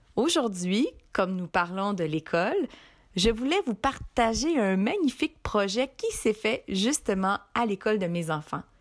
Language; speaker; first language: French; native; French